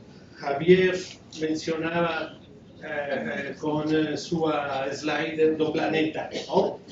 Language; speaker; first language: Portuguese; non-native, learner; Spanish